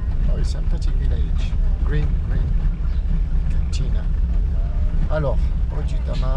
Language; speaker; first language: English; non-native, learner; French